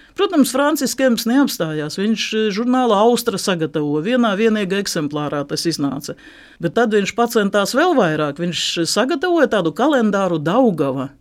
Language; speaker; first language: Latvian; native; Latvian